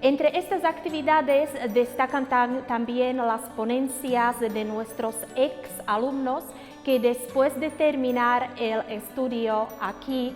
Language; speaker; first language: Spanish; non-native, fluent; Slovak